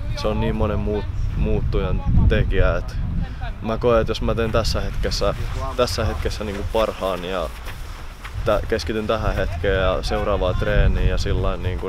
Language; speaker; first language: Finnish; native; Finnish